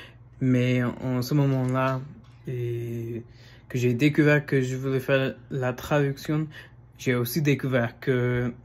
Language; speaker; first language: French; non-native, fluent; English